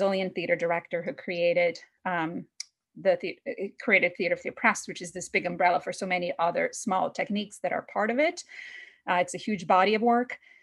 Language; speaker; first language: English; non-native, fluent; Portuguese